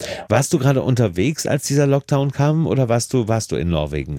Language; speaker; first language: German; native; German